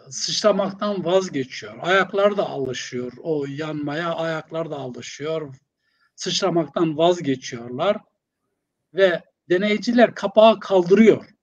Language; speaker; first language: Turkish; non-native, local second language; Zaza